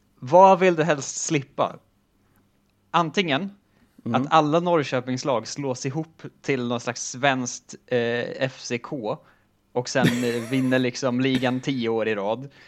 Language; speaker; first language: Swedish; native; Swedish